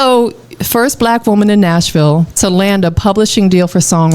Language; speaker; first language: English; native; English